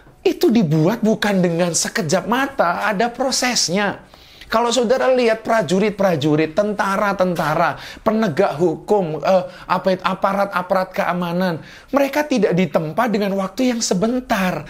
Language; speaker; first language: Indonesian; native; Indonesian